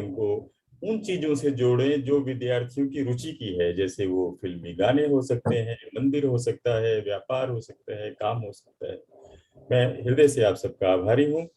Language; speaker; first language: Hindi; native; Hindi